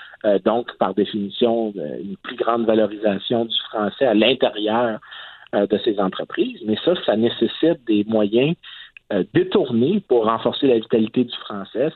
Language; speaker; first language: French; native; French